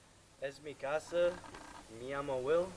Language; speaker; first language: Spanish; non-native, learner; English